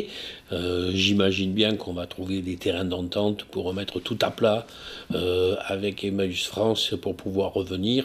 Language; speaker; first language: French; native; French